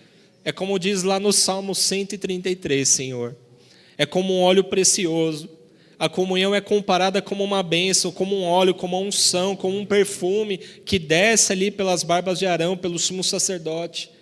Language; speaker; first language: Portuguese; native; Portuguese